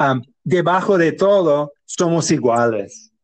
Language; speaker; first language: Spanish; non-native, learner; English